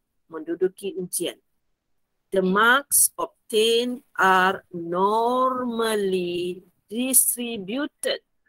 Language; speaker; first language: English; non-native, local second language; Malay